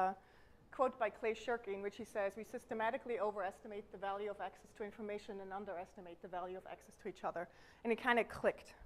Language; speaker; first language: English; non-native, fluent; German